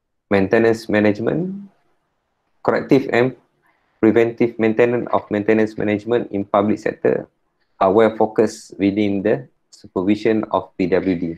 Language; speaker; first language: English; non-native, local second language; Malay